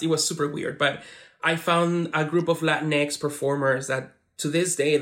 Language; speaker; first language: English; non-native, fluent; Spanish